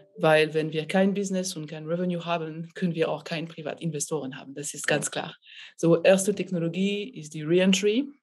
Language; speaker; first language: German; non-native, fluent; French